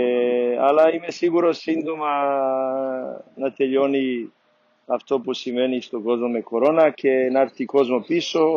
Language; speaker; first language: Greek; non-native, fluent; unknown